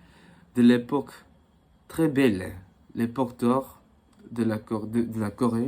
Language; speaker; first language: French; non-native, fluent; Korean